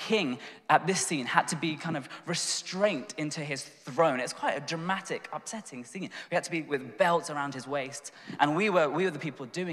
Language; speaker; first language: English; native; English